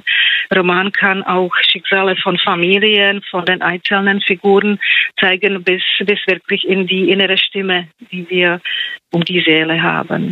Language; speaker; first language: German; non-native, fluent; Czech